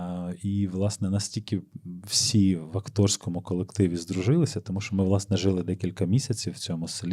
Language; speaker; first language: Ukrainian; native; Ukrainian